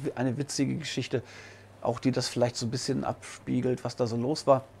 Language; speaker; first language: German; native; German